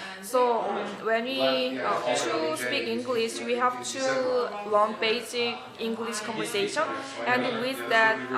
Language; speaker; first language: English; non-native, learner; Korean